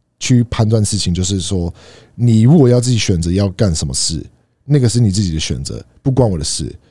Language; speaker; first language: Chinese; non-native, fluent; English